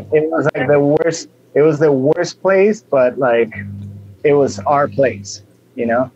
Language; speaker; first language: English; non-native, fluent; Spanish